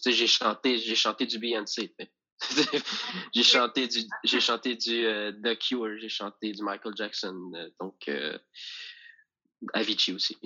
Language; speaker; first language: French; native; French